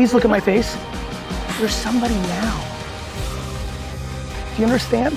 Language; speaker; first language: English; early bilingual, other home language; Russian